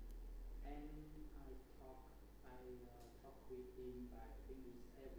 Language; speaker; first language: English; non-native, learner; Vietnamese